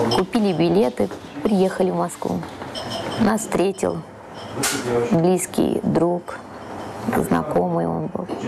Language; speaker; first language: Russian; early bilingual, heritage; Russian